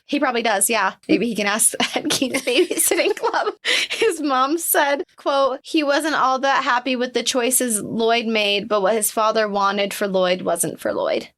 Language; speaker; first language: English; native; English